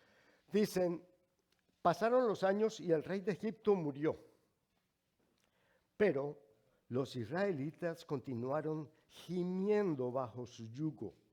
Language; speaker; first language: Spanish; native; Spanish